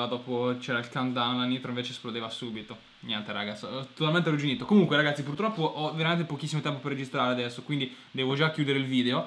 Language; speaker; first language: Italian; native; Italian